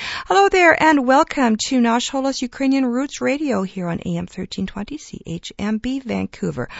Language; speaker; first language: English; early bilingual, other home language; Ukrainian